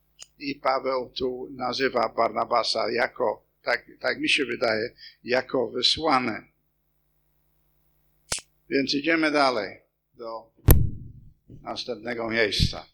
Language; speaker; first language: Polish; non-native, fluent; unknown